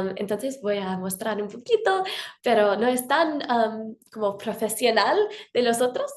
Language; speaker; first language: Spanish; non-native, fluent; English